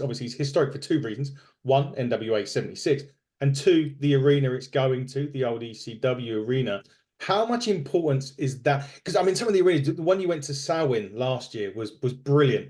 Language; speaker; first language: English; native; English